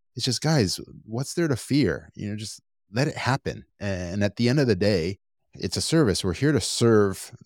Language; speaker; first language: English; early bilingual, other home language; Spanish